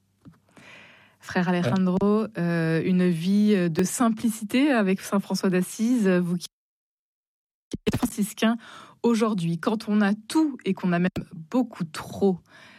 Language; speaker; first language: French; native; French